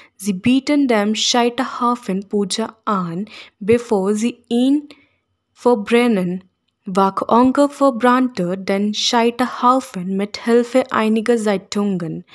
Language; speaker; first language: German; non-native, learner; Hindi